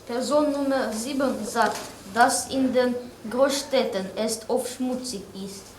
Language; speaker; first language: German; non-native, learner; Russian